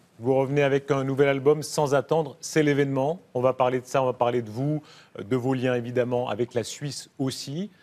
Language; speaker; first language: French; native; French